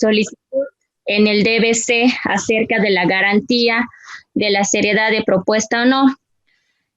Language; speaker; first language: Spanish; native; Spanish